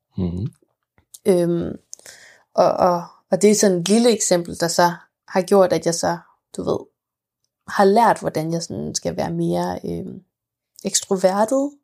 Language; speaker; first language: Danish; early bilingual, other home language; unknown